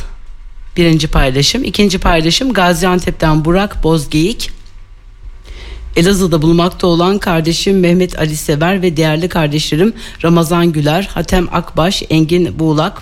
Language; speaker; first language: Turkish; native; Turkish